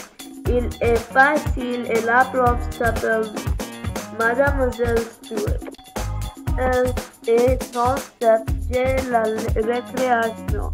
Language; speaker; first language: French; non-native, learner; English